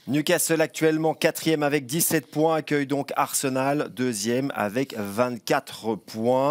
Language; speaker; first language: French; native; French